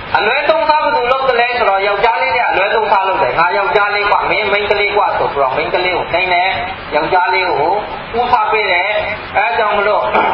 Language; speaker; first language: Burmese; non-native, local second language; Hakha Chin